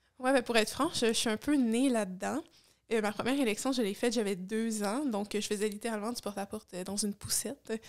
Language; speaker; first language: French; native; French